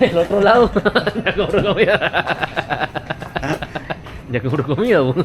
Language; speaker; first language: Spanish; non-native, fluent; Indonesian